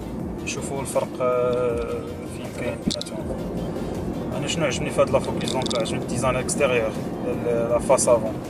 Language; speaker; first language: French; non-native, local second language; Arabic